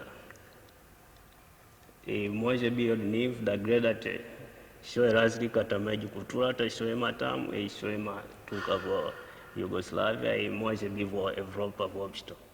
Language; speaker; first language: Macedonian; non-native, learner; Swahili